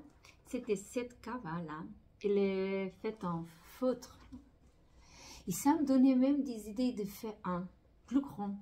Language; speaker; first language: French; non-native, fluent; Portuguese